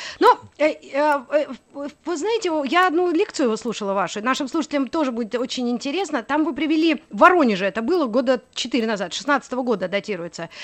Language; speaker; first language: Russian; native; Russian